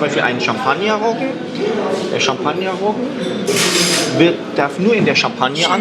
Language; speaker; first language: German; native; German